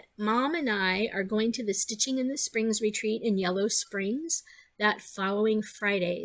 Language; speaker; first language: English; native; English